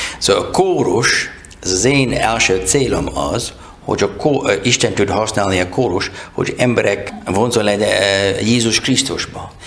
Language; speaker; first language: Hungarian; non-native, learner; English